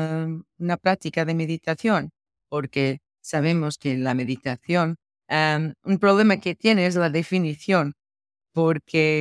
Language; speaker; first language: Spanish; non-native, fluent; Portuguese